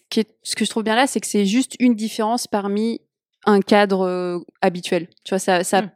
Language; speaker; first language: French; native; French